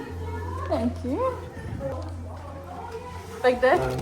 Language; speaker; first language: English; native; English